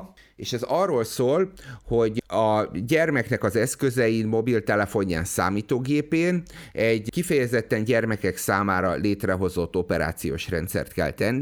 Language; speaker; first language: Hungarian; native; Hungarian